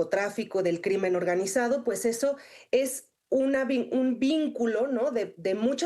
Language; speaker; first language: Spanish; native; Spanish